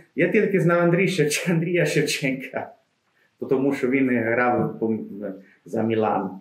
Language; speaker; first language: Ukrainian; non-native, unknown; Italian